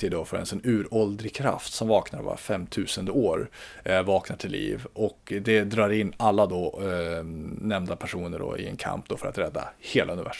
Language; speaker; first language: Swedish; native; Swedish